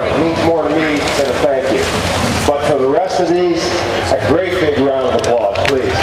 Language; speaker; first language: English; native; English